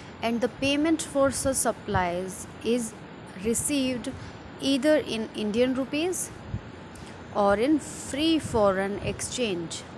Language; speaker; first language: English; non-native, local second language; Hindi